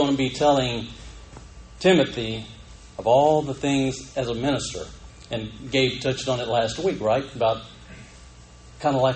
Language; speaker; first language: English; native; English